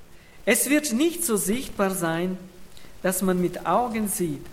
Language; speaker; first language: German; non-native, fluent; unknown